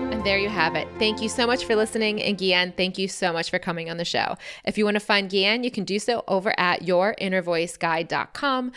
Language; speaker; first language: English; native; English